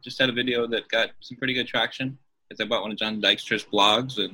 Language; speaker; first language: English; native; English